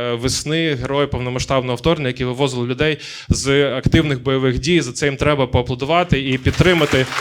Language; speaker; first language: Ukrainian; native; Ukrainian